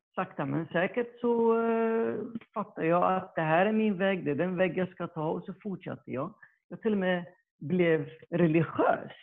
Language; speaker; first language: Swedish; early bilingual, other home language; Arabic